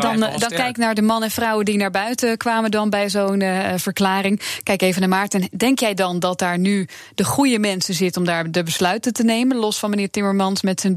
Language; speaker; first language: Dutch; native; Dutch